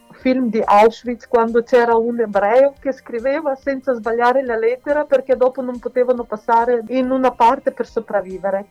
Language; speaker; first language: Italian; non-native, fluent; Ukrainian